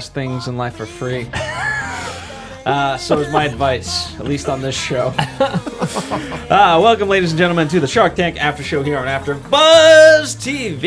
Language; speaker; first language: English; native; English